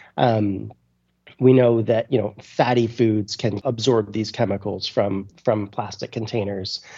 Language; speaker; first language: English; native; English